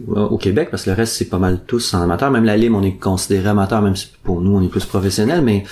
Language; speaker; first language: French; native; French